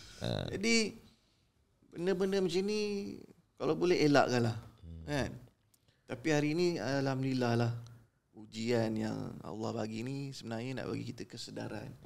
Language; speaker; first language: Malay; native; Malay